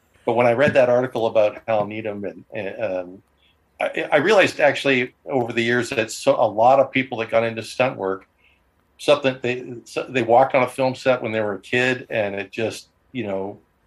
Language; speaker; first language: English; native; English